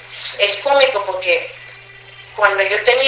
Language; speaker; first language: Spanish; early bilingual, heritage; English